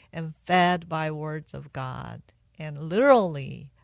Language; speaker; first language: English; non-native, fluent; Korean